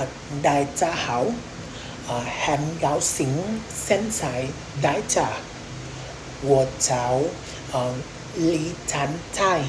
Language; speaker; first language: Chinese; non-native, learner; Vietnamese